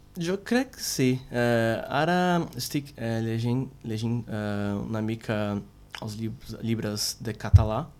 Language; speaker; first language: Catalan; non-native, learner; Portuguese